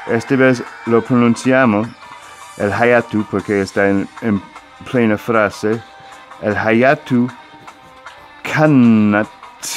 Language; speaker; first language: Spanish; non-native, fluent; English